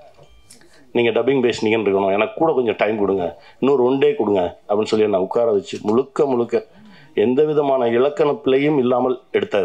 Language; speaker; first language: Tamil; native; Tamil